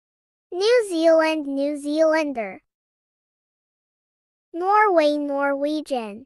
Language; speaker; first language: English; non-native, fluent; Turkish